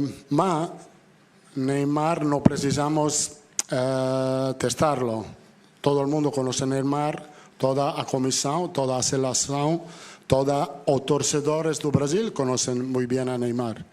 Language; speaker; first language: Portuguese; non-native, learner; Italian